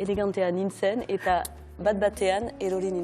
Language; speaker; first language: Basque; non-native, local second language; French